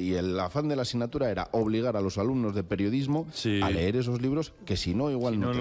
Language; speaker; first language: Spanish; native; Spanish